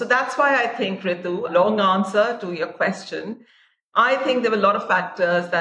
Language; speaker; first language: English; non-native, local second language; Hindi